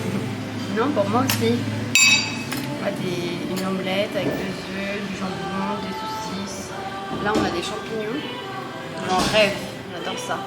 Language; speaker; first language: French; native; French